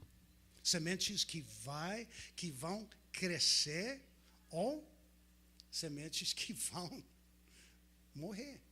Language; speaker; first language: Portuguese; non-native, fluent; English